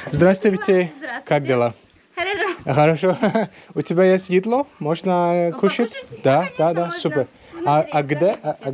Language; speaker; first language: Russian; non-native, learner; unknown